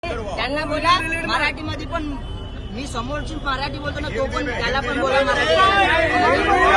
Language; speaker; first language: Marathi; native; Marathi